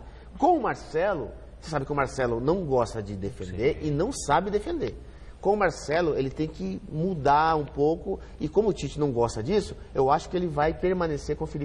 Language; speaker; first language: Portuguese; native; Portuguese